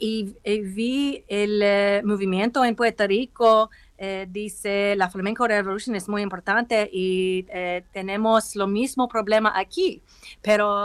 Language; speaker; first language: Spanish; non-native, learner; English